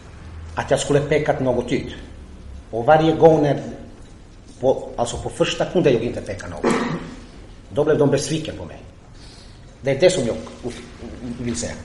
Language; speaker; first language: Swedish; non-native, fluent; Croatian